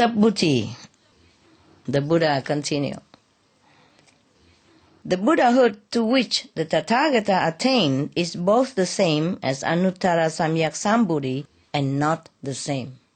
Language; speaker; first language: English; non-native, fluent; Vietnamese